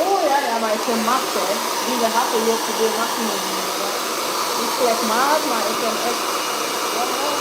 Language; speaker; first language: Dutch; non-native, fluent; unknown